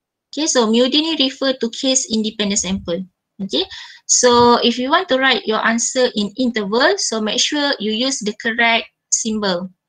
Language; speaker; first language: English; non-native, local second language; Malay